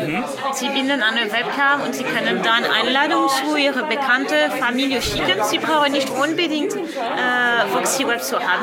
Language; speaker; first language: German; non-native, learner; French